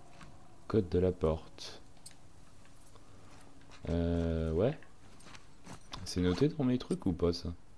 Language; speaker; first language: French; native; French